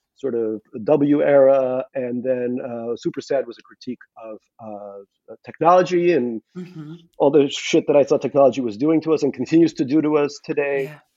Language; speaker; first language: English; non-native, fluent; Russian